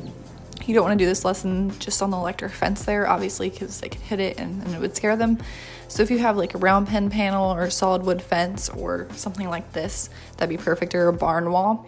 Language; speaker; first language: English; native; English